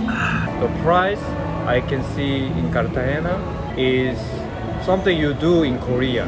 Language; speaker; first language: English; non-native, fluent; Korean